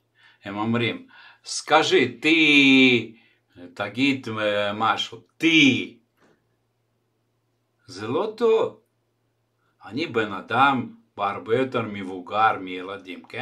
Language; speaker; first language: Hebrew; non-native, fluent; Russian